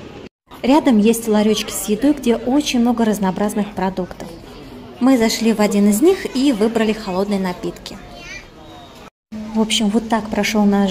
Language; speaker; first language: Russian; native; Russian